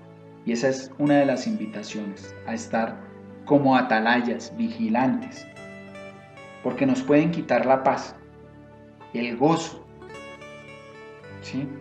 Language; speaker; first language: Spanish; native; Spanish